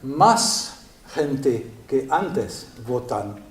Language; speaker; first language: Spanish; non-native, learner; French